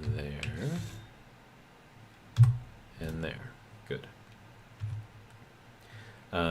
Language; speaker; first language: English; native; English